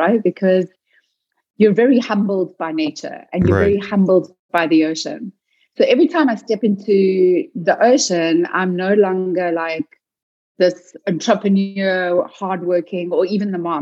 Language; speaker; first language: English; native; English